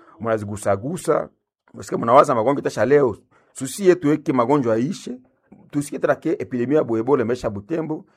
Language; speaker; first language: Swahili; non-native, local second language; Nande